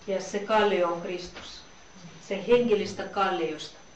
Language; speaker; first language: Finnish; non-native, learner; Russian